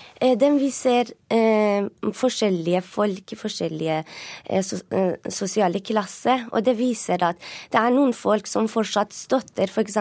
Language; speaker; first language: Norwegian; non-native, fluent; Persian